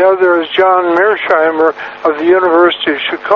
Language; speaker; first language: English; native; English